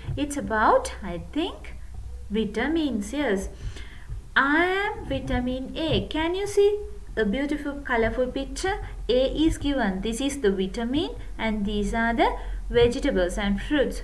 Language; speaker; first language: English; non-native, local second language; Sinhala